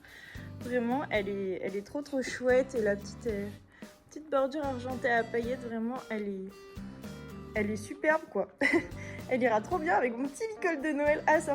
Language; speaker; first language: French; native; French